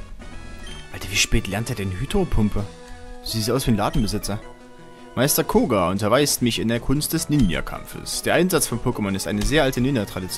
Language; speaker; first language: German; native; German